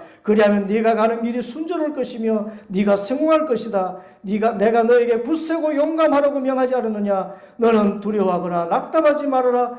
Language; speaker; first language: Korean; native; Korean